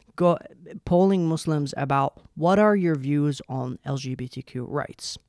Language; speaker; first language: English; non-native, fluent; Arabic